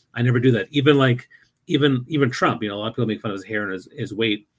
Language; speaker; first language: English; native; English